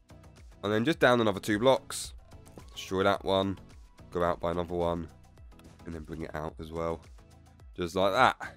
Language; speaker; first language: English; native; English